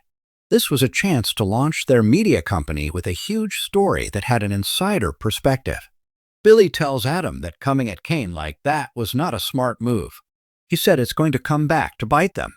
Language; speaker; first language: English; native; English